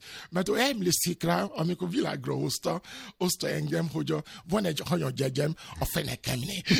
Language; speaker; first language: Hungarian; non-native, learner; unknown